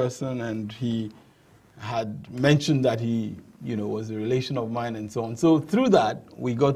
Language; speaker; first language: English; non-native, local second language; Ewe